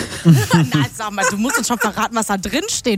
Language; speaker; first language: German; native; German